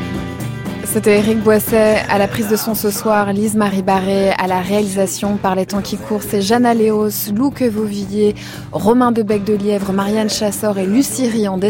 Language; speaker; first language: French; native; French